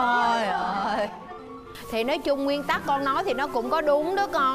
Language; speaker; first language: Vietnamese; native; Vietnamese